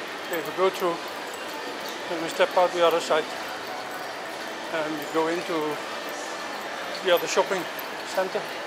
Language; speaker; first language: English; non-native, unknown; Dutch